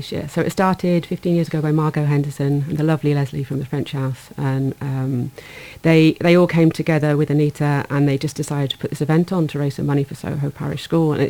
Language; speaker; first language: English; native; English